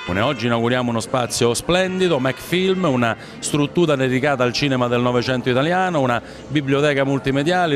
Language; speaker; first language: Italian; native; Italian